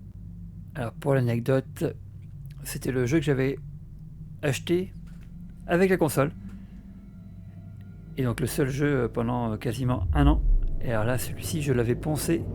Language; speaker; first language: French; native; French